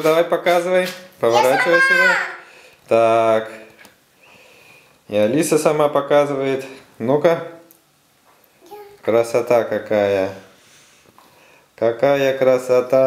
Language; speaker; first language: Russian; native; Russian